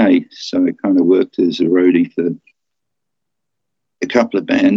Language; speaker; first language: English; native; English